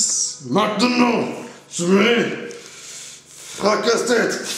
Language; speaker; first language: French; native; French